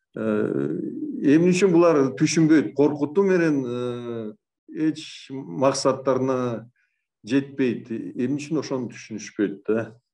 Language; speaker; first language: Kyrgyz; native; Kyrgyz